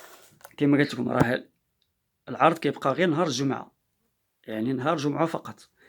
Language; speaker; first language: Arabic; native; Arabic